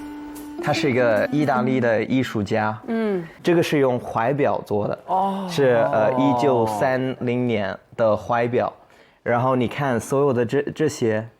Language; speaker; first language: Chinese; non-native, fluent; English